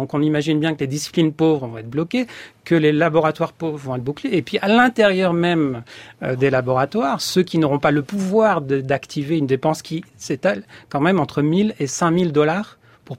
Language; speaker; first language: French; native; French